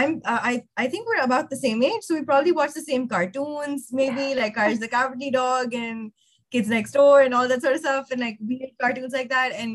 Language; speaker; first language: English; non-native, local second language; Urdu